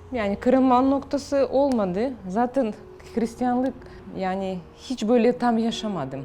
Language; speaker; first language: Turkish; non-native, fluent; Russian